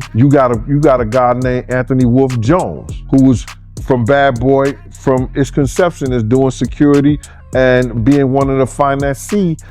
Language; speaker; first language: English; native; English